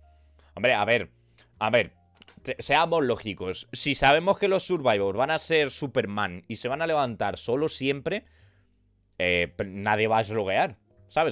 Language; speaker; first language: Spanish; native; Spanish